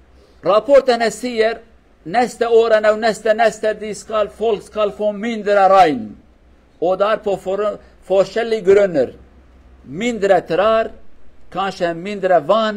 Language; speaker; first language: Norwegian; non-native, learner; Kurdish